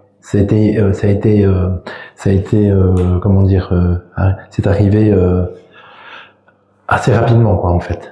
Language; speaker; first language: French; native; French